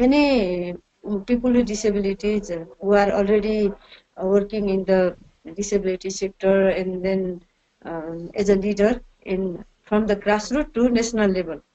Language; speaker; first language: English; non-native, learner; Nepali